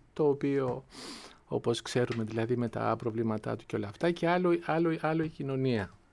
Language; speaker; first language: Greek; non-native, fluent; Albanian